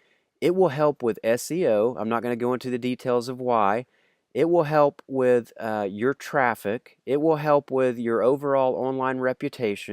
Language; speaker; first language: English; native; English